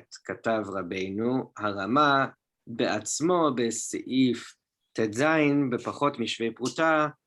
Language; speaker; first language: Hebrew; non-native, fluent; English